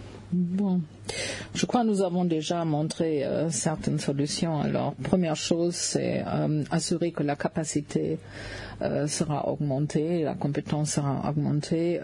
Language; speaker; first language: French; non-native, fluent; German